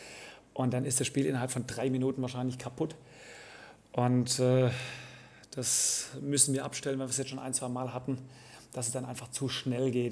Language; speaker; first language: German; native; German